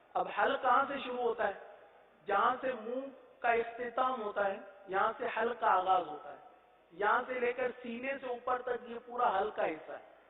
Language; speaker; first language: Urdu; native; Urdu